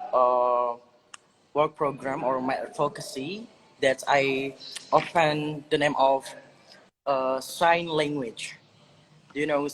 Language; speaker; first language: English; non-native, learner; Indonesian